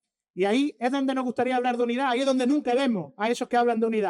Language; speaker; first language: Spanish; native; Spanish